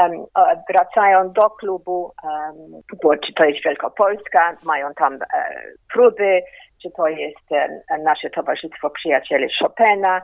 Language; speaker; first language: Polish; early bilingual, heritage; Polish